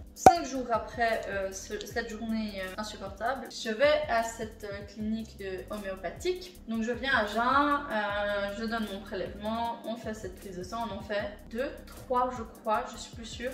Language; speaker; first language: French; native; French